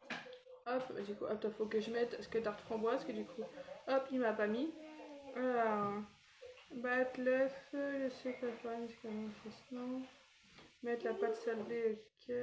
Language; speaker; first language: French; native; French